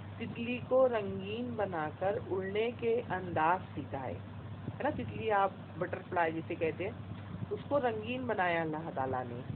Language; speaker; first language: Urdu; native; Urdu